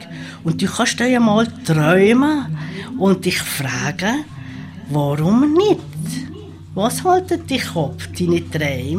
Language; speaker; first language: German; native; German